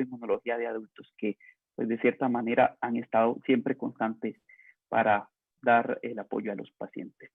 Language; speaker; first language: Spanish; native; Spanish